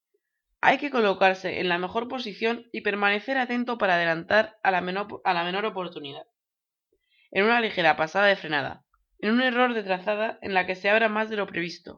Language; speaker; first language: Spanish; native; Spanish